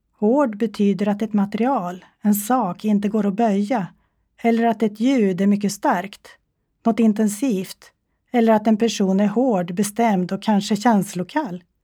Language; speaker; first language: Swedish; native; Swedish